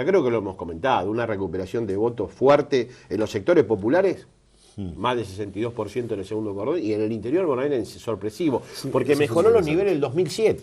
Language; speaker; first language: Spanish; native; Spanish